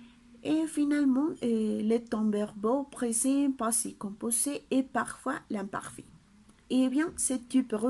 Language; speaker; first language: French; non-native, learner; Spanish